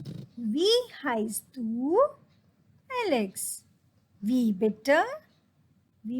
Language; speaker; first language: German; non-native, fluent; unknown